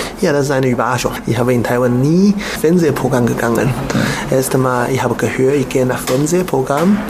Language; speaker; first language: German; non-native, learner; Chinese